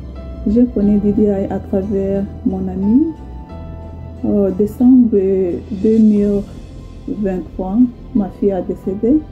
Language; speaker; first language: French; non-native, fluent; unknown